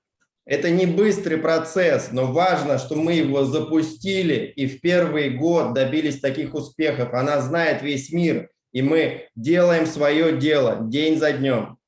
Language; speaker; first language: Russian; native; Russian